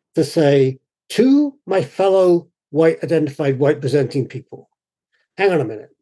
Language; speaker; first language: English; native; English